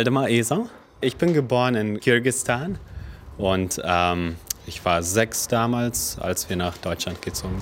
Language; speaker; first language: German; early bilingual, other home language; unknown